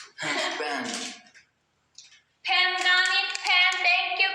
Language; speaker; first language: English; non-native, learner; Thai